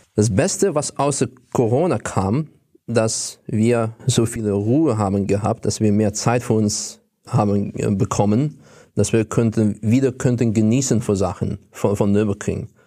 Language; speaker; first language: German; non-native, fluent; Russian